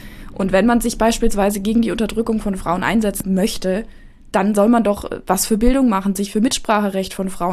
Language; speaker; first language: German; native; German